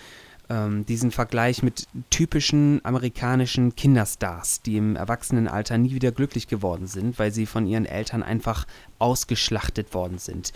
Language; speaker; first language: German; native; German